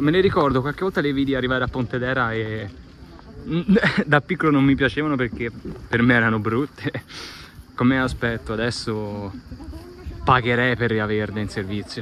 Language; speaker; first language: Italian; native; Italian